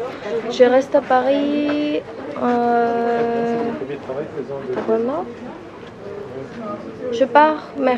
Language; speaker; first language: French; non-native, learner; Spanish